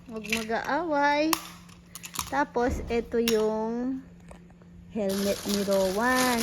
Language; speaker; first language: Filipino; native; Filipino